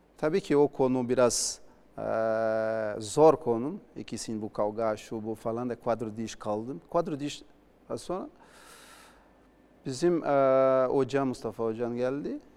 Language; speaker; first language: Turkish; non-native, learner; Portuguese